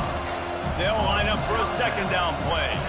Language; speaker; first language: English; native; English